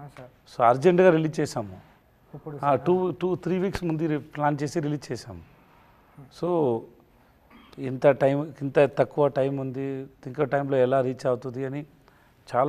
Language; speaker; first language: Telugu; non-native, local second language; Tamil